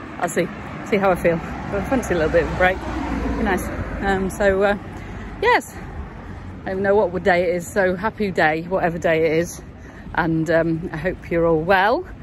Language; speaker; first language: English; native; English